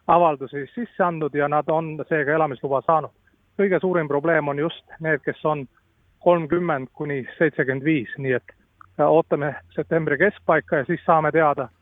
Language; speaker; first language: Estonian; non-native, fluent; Latvian